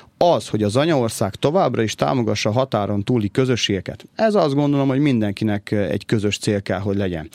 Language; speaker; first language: Hungarian; native; Hungarian